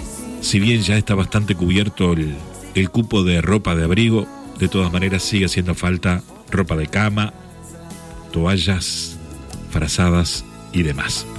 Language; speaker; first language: Spanish; native; Spanish